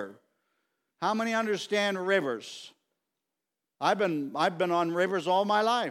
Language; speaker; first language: English; native; English